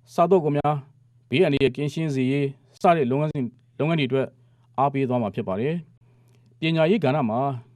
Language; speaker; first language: Burmese; non-native, local second language; Mon